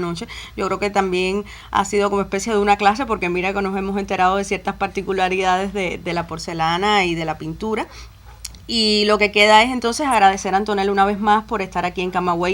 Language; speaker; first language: Spanish; native; Spanish